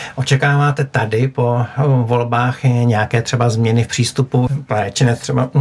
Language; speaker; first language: Czech; native; Czech